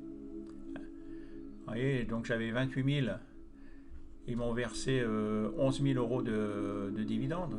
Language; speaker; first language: French; native; French